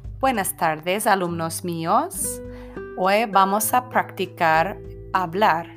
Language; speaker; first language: Spanish; non-native, fluent; English